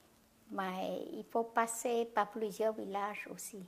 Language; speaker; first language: French; non-native, learner; Khmer